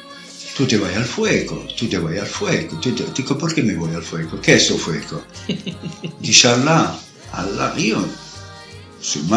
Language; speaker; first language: Spanish; non-native, learner; Italian